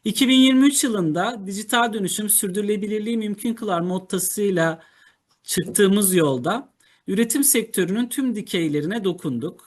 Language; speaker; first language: Turkish; native; Turkish